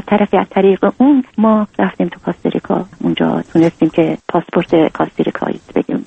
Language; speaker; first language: Persian; native; Persian